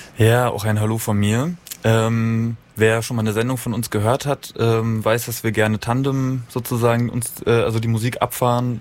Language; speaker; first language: German; native; German